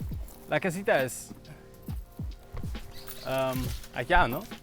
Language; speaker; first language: Spanish; non-native, learner; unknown